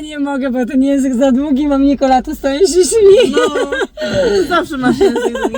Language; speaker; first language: Polish; native; Polish